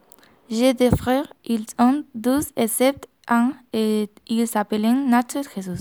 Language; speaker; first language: French; non-native, learner; Spanish